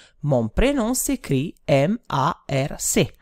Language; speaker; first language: French; non-native, fluent; Italian